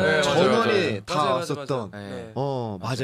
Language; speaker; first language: Korean; native; Korean